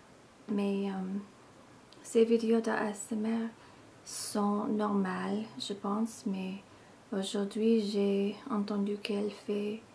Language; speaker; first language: French; non-native, learner; English